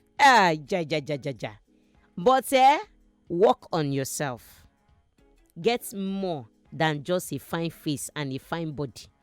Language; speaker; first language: Nigerian Pidgin; native; Nigerian Pidgin